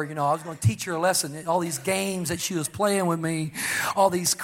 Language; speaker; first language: English; native; English